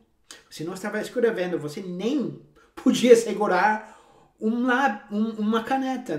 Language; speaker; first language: Portuguese; non-native, fluent; English